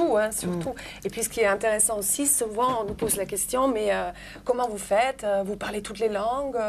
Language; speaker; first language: French; non-native, fluent; German